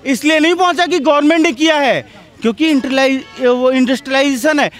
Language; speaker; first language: Hindi; native; Hindi